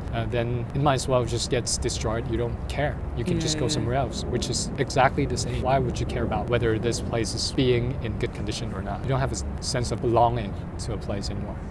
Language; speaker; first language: English; non-native, fluent; Chinese